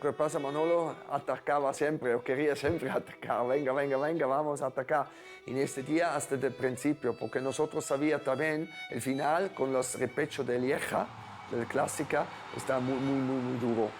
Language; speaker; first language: Spanish; non-native, fluent; German